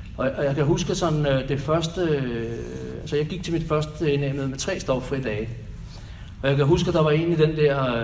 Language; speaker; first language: Danish; native; Danish